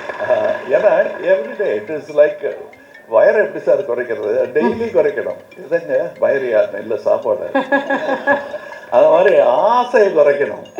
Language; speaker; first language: Tamil; native; Tamil